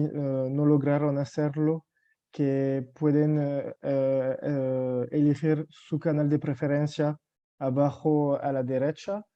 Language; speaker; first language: Spanish; non-native, fluent; French